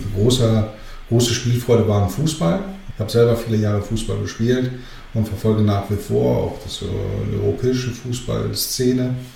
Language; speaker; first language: German; early bilingual, other home language; Greek